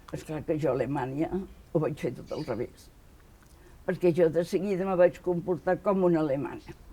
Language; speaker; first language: Catalan; native; Catalan